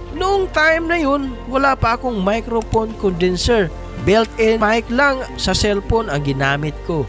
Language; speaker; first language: Filipino; non-native, local second language; Cebuano